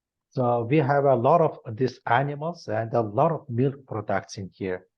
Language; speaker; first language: English; non-native, learner; Mongolian